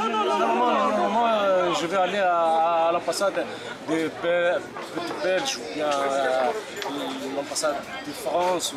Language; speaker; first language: French; non-native, local second language; Arabic